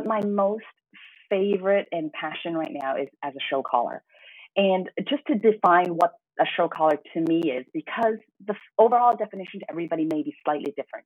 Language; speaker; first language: English; non-native, local second language; Cantonese